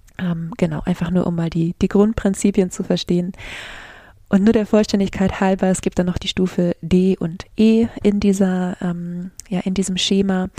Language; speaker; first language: German; native; German